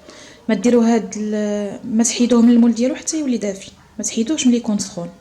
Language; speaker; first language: Arabic; native; Arabic